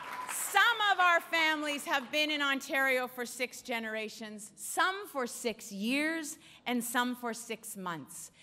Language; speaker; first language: English; native; English